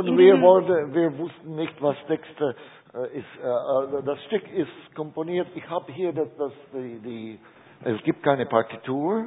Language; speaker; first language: German; non-native, learner; Czech